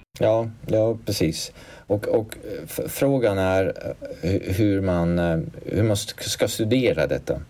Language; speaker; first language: Swedish; non-native, fluent; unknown